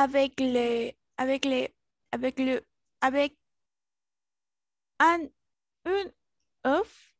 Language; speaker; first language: French; non-native, learner; Spanish